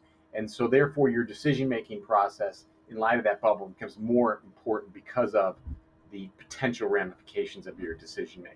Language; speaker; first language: English; native; English